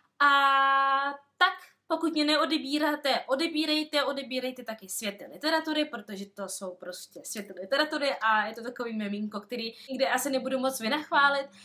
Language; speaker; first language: Czech; early bilingual, other home language; Russian